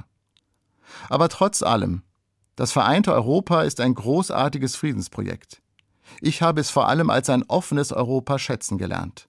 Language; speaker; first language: German; native; German